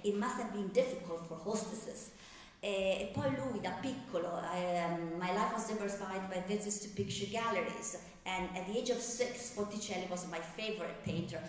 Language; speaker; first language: English; non-native, fluent; Italian